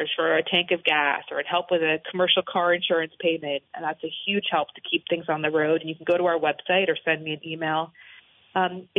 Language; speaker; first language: English; native; English